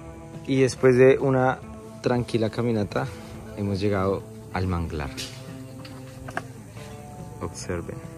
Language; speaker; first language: Spanish; native; Spanish